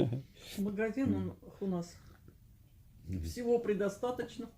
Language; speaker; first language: Russian; native; Russian